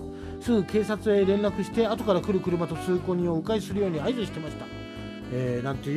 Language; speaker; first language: Japanese; native; Japanese